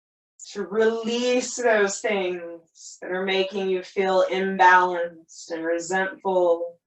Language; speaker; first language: English; native; English